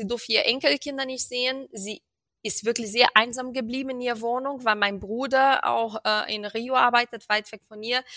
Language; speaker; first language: German; non-native, fluent; Portuguese